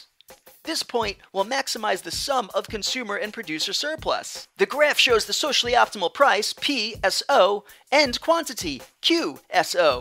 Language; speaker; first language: English; native; English